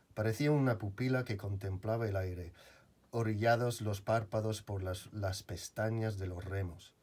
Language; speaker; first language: Spanish; non-native, fluent; English